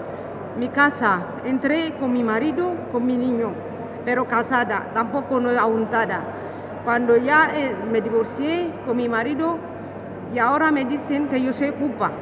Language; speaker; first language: Spanish; non-native, learner; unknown